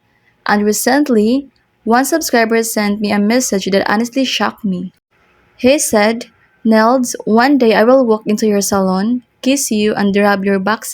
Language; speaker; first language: English; non-native, local second language; Filipino